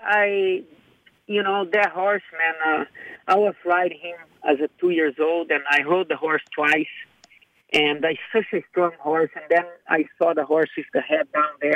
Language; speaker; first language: English; non-native, fluent; Portuguese